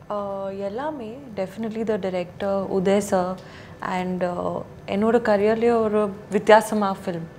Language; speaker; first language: Tamil; non-native, learner; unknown